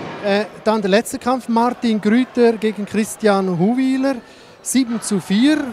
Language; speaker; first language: German; native; German